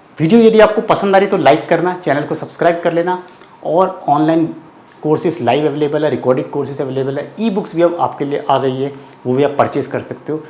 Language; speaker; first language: Hindi; native; Hindi